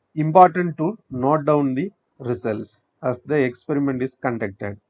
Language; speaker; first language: English; non-native, local second language; Tamil